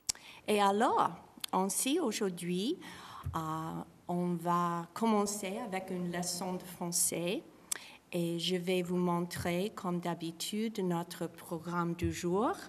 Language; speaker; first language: French; non-native, fluent; English